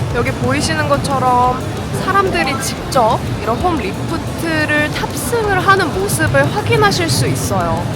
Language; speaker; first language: Korean; native; Korean